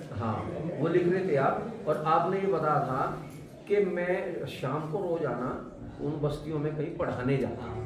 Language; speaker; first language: Hindi; native; Hindi